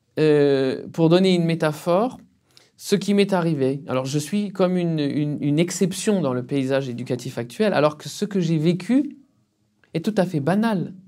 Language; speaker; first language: French; native; French